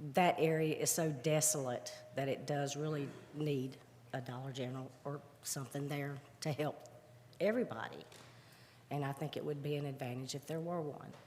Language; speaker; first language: English; native; English